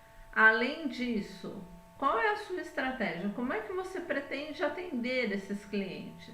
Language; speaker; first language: Portuguese; native; Portuguese